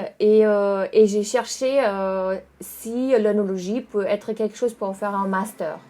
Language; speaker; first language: French; non-native, fluent; German